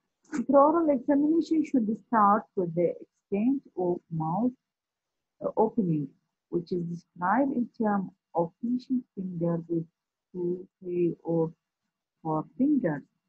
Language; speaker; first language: English; non-native, fluent; Arabic